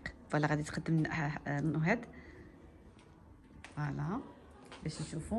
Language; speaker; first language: Arabic; native; Arabic